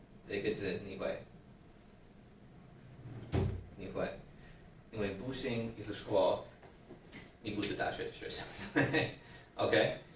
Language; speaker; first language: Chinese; non-native, learner; English